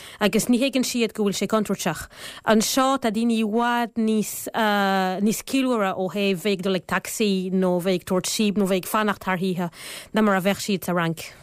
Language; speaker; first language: Irish; non-native, fluent; French